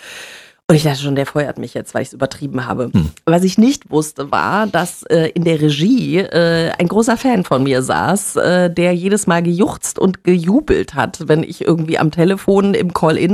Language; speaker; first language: German; native; German